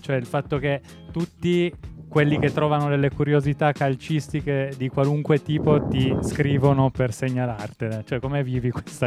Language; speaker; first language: Italian; native; Italian